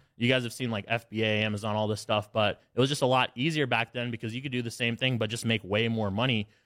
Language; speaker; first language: English; native; English